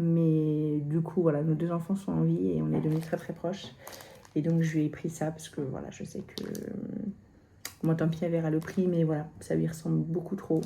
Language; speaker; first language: French; native; French